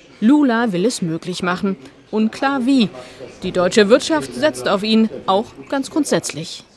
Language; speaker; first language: German; native; German